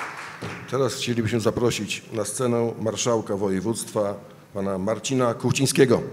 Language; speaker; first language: Polish; native; Polish